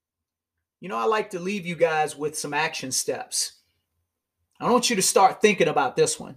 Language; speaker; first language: English; native; English